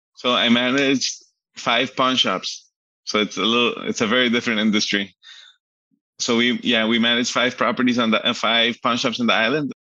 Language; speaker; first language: English; early bilingual, other home language; Spanish